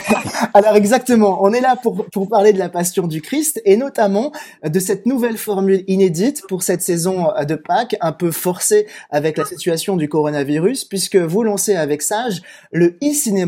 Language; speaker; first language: French; native; French